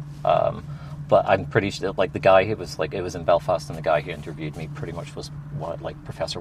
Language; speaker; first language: English; native; English